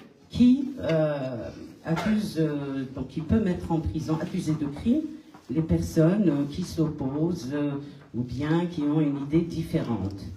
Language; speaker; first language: French; non-native, local second language; Kabyle